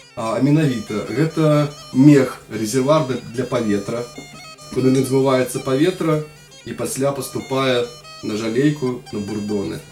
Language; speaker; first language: Belarusian; native; Belarusian